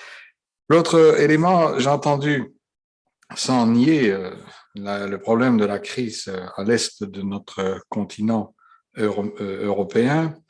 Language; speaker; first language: French; native; French